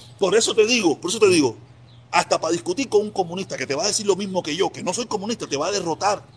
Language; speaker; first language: Spanish; native; Spanish